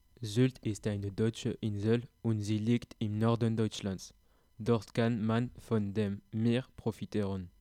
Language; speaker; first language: German; non-native, learner; French